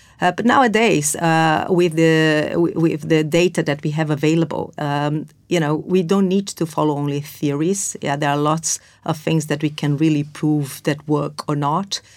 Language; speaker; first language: English; non-native, fluent; Portuguese